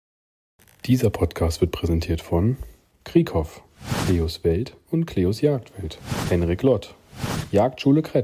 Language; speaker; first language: German; native; German